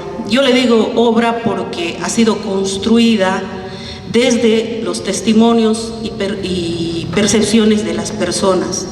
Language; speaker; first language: Spanish; native; Spanish